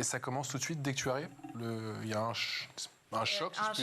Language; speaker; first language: French; native; French